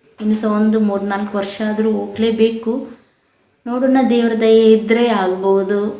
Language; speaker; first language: Kannada; non-native, local second language; Konkani